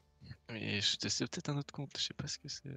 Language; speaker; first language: French; native; French